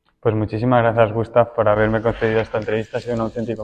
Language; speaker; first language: Spanish; native; Spanish